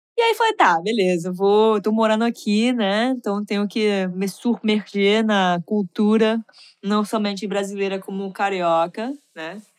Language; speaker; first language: Portuguese; non-native, fluent; English